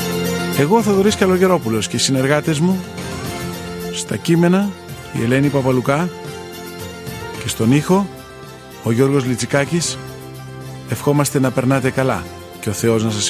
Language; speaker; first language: Greek; native; Greek